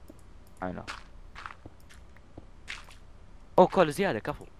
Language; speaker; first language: Arabic; native; Arabic